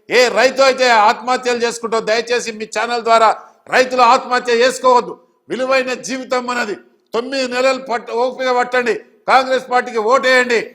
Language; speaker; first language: Telugu; native; Telugu